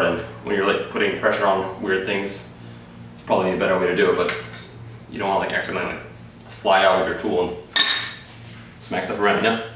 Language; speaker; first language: English; native; English